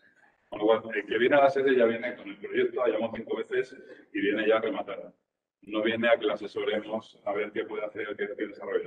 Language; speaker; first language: Spanish; native; Spanish